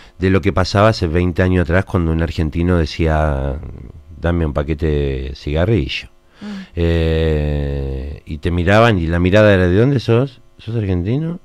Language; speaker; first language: Spanish; native; Spanish